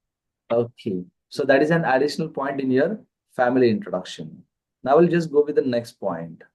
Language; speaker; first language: English; non-native, local second language; Marathi